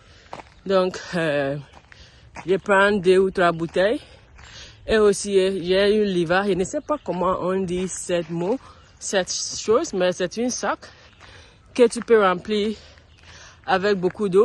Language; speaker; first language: French; non-native, learner; English